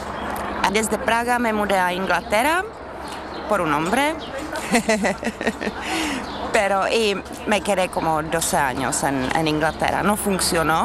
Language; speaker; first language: Spanish; non-native, fluent; Czech